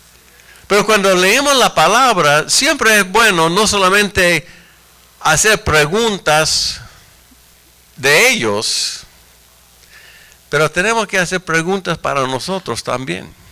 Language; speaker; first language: Spanish; non-native, fluent; English